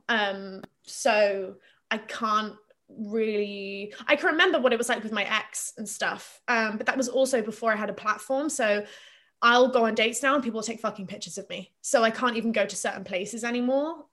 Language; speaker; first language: English; native; English